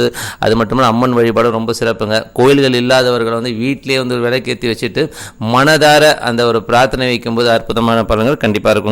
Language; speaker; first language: Tamil; native; Tamil